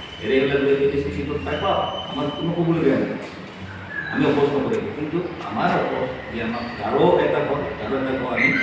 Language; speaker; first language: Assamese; non-native, local second language; Garo